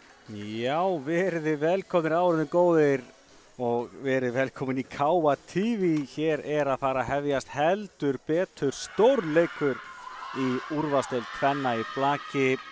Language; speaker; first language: Icelandic; native; Icelandic